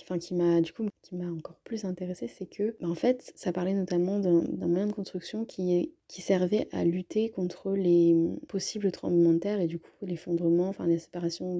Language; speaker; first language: French; native; French